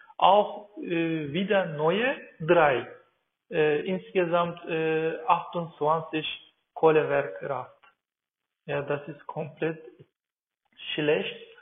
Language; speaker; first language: German; non-native, learner; Turkish